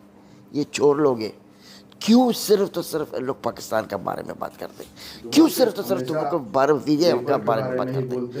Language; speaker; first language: Hindi; non-native, learner; Arabic